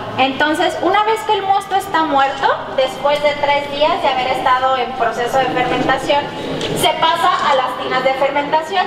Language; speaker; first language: Spanish; native; Spanish